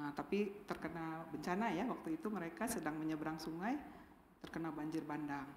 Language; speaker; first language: Indonesian; native; Indonesian